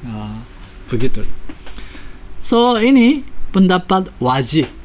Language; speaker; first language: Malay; non-native, fluent; Korean